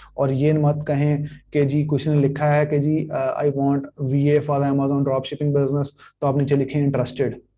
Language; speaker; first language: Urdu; native; Urdu